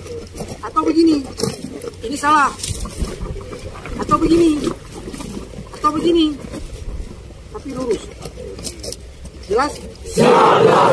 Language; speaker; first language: Indonesian; native; Indonesian